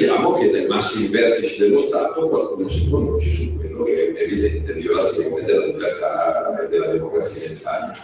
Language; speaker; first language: Italian; native; Italian